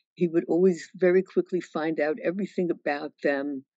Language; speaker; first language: English; native; English